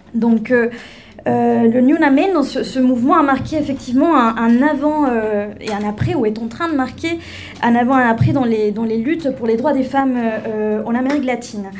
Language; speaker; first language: French; non-native, fluent; Spanish